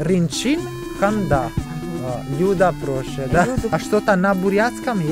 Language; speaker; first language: Russian; non-native, learner; Italian